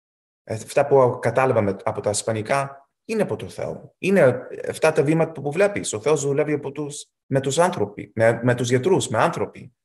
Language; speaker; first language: Greek; early bilingual, heritage; Greek